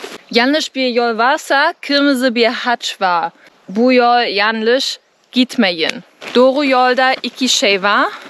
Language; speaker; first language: Turkish; non-native, learner; German